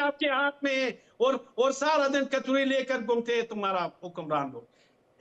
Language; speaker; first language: Hindi; non-native, fluent; Pashto